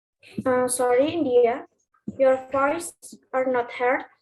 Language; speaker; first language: English; non-native, learner; Indonesian